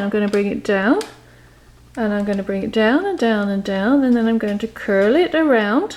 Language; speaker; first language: English; native; English